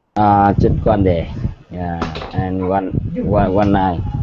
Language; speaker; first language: English; non-native, learner; Vietnamese